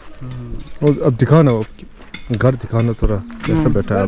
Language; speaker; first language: Hindi; non-native, local second language; Tibetan